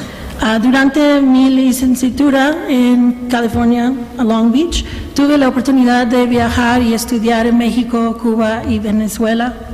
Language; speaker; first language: Spanish; early bilingual, heritage; Spanish